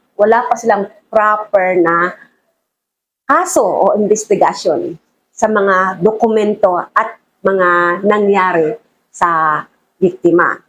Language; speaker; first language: Filipino; native; Filipino